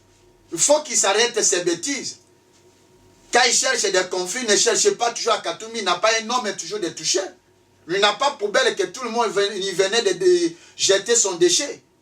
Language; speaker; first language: French; non-native, local second language; Lingala